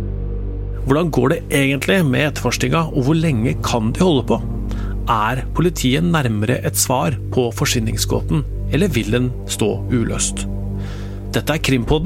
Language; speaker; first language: Norwegian; native; Norwegian